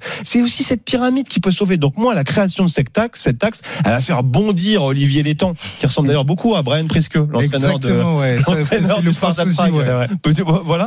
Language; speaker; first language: French; native; French